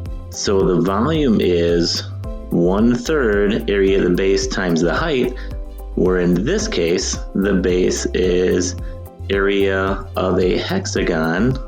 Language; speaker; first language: English; native; English